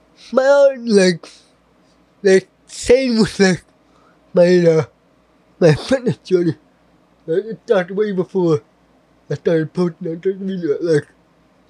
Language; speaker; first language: English; native; English